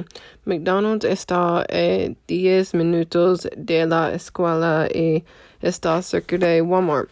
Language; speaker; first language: Spanish; non-native, learner; English